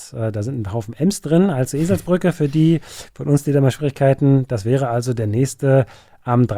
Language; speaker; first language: German; native; German